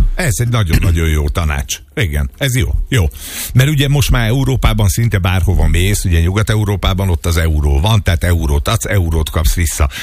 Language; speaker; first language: Hungarian; native; Hungarian